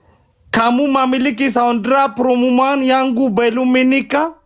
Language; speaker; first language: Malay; non-native, learner; Oromo